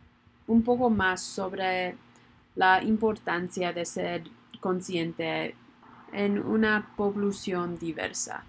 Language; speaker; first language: Spanish; non-native, learner; English